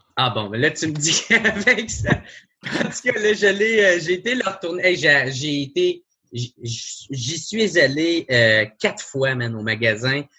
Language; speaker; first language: French; native; French